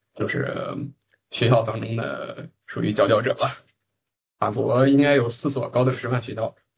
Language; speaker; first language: Chinese; native; Chinese